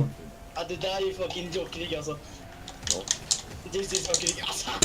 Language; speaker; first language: Swedish; native; Swedish